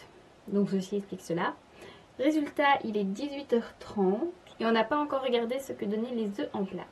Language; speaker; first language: French; native; French